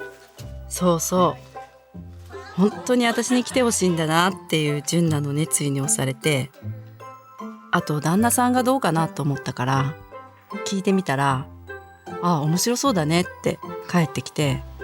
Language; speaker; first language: Japanese; native; Japanese